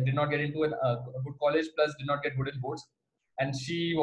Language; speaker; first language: English; non-native, local second language; Hindi